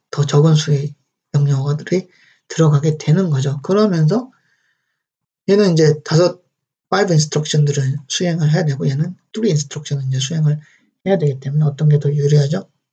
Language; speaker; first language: Korean; native; Korean